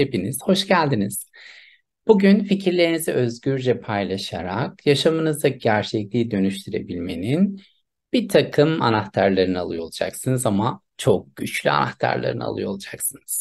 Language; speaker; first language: Turkish; native; Turkish